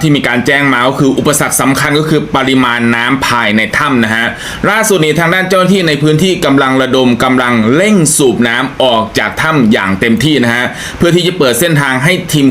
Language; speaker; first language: Thai; native; Thai